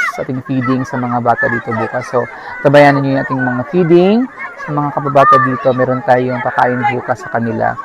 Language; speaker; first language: Filipino; native; Filipino